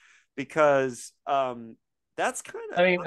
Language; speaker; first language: English; native; English